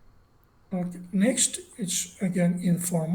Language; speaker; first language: English; non-native, learner; Russian